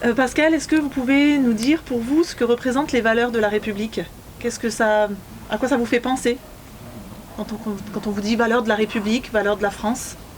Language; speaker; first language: French; native; French